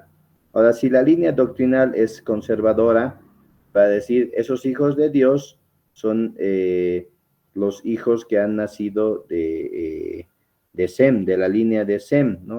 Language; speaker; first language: Spanish; native; Spanish